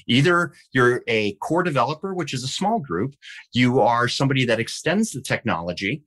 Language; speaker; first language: English; non-native, fluent; Danish